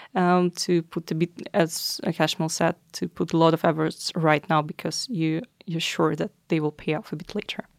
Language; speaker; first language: English; non-native, fluent; Russian